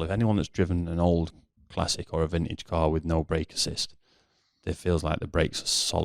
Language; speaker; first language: English; native; English